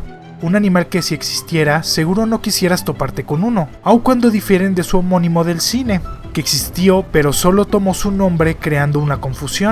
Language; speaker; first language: Spanish; native; Spanish